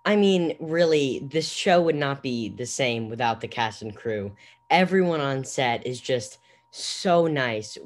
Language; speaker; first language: English; native; English